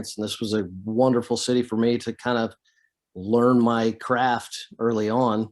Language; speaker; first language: English; native; English